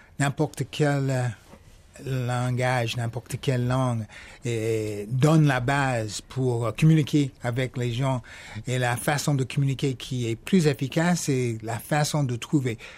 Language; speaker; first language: French; non-native, fluent; English